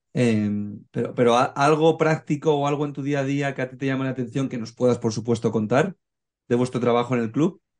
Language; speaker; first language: Spanish; native; Spanish